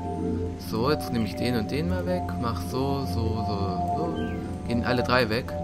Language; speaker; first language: German; native; German